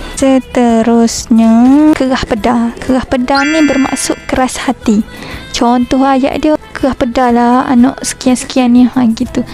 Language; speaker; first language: Malay; native; Malay